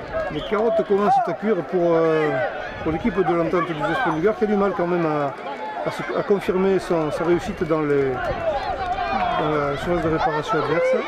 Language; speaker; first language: French; native; French